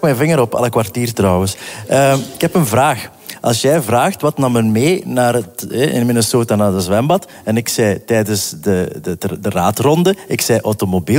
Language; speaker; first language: Dutch; native; Dutch